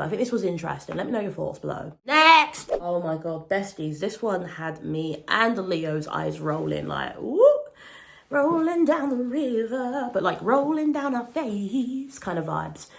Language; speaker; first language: English; native; English